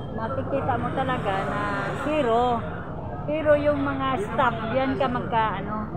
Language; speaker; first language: Filipino; non-native, local second language; Cebuano